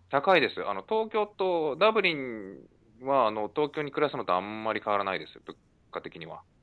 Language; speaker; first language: Japanese; native; Japanese